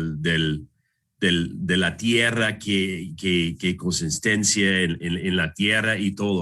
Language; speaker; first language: Spanish; non-native, fluent; English